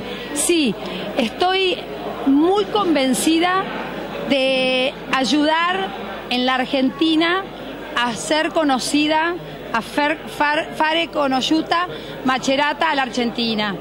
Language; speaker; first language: Italian; non-native, local second language; Spanish